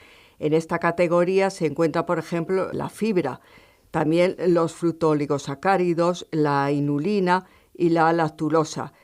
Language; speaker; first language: Spanish; native; Spanish